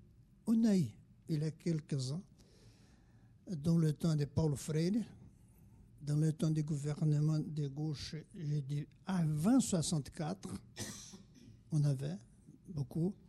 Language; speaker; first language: French; non-native, fluent; Portuguese